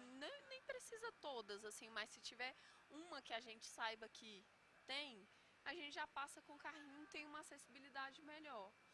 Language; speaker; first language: Portuguese; native; Portuguese